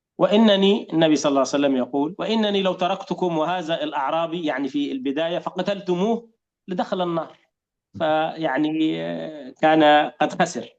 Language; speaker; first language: Arabic; native; Arabic